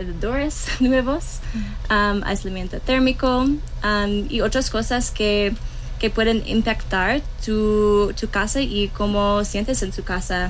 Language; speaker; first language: Spanish; non-native, learner; English